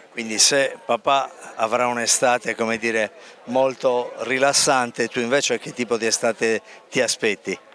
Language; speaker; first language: Italian; native; Italian